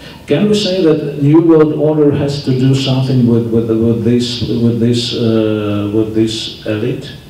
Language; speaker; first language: English; non-native, fluent; Slovak